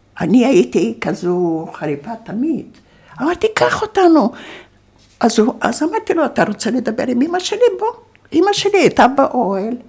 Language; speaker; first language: Hebrew; early bilingual, other home language; Yiddish